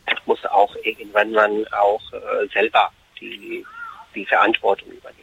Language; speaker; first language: German; non-native, fluent; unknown